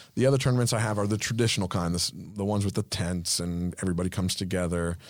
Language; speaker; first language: English; non-native, fluent; Spanish